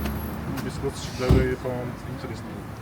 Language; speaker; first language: Russian; native; Russian